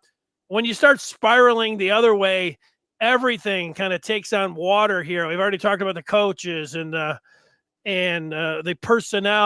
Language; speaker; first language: English; native; English